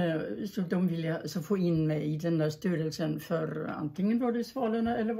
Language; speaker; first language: Swedish; early bilingual, other home language; German